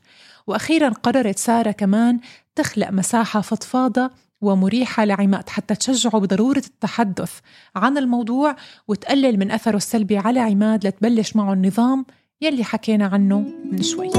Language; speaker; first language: Arabic; native; Arabic